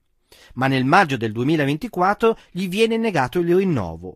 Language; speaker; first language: Italian; native; Italian